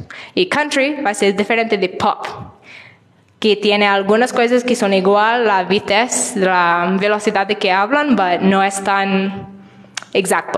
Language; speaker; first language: Spanish; non-native, learner; English